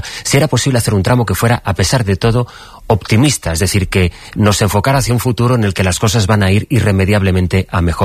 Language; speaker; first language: Spanish; native; Spanish